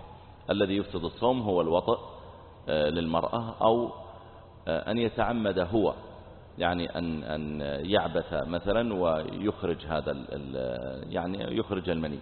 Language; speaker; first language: Arabic; native; Arabic